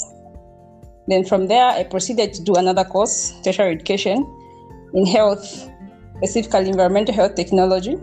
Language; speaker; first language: English; non-native, local second language; Bemba